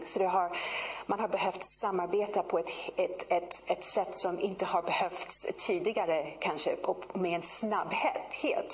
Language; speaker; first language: Swedish; non-native, fluent; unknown